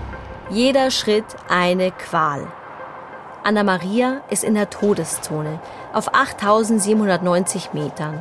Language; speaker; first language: German; native; German